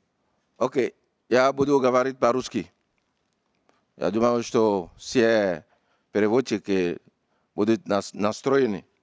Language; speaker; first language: Russian; non-native, fluent; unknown